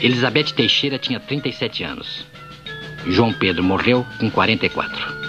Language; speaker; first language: Portuguese; native; Portuguese